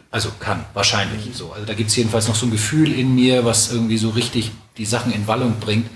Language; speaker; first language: German; native; German